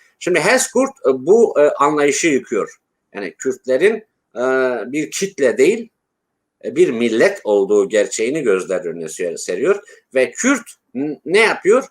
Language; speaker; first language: Turkish; non-native, local second language; Kurdish